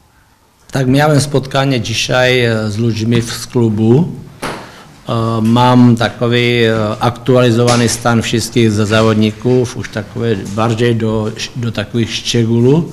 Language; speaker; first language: Polish; non-native, learner; Czech